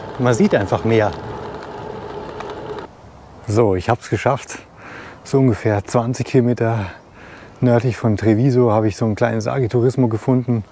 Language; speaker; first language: German; native; German